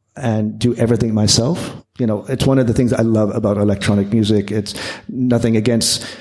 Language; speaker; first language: English; native; English